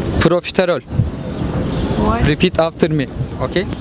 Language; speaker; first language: English; non-native, learner; Turkish